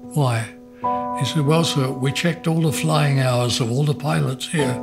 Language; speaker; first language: English; native; English